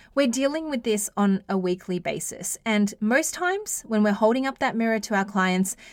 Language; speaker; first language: English; native; English